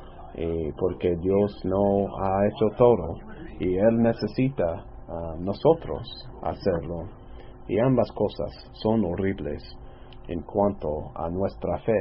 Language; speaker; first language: Spanish; non-native, fluent; English